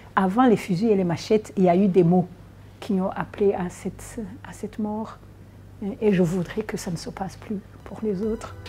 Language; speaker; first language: French; non-native, local second language; Kinyarwanda